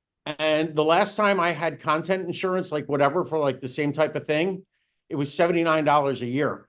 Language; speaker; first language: English; native; English